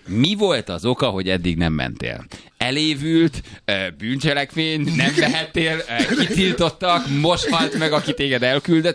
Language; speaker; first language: Hungarian; native; Hungarian